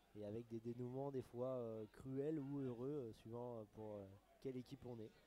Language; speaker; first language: French; native; French